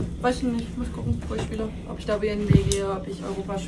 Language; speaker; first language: German; native; German